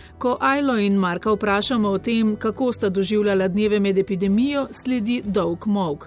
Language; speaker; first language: Slovenian; native; Slovenian